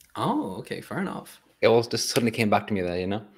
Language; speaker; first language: English; non-native, fluent; Swedish